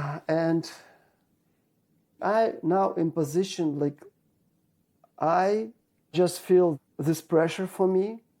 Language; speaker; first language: English; non-native, learner; Ukrainian